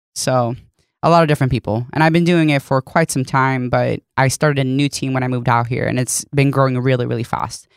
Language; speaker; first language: English; non-native, fluent; Swedish